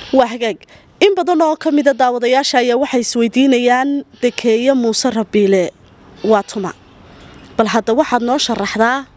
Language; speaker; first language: Somali; native; Somali